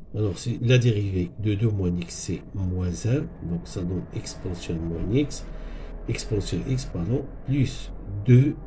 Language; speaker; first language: French; non-native, local second language; Arabic